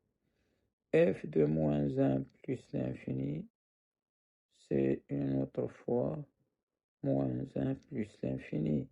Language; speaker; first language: French; non-native, local second language; Arabic